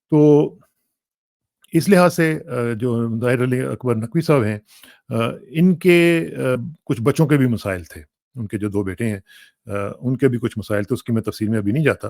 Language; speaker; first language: Urdu; native; Urdu